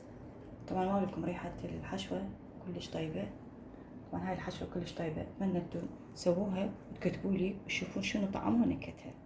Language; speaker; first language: Arabic; native; Arabic